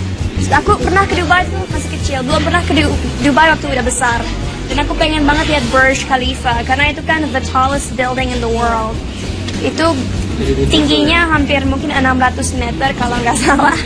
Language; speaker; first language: Indonesian; non-native, local second language; English